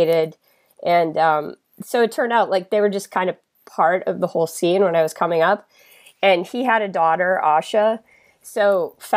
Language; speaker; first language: English; native; English